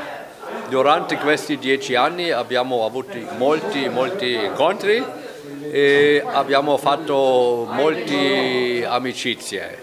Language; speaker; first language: Italian; non-native, fluent; German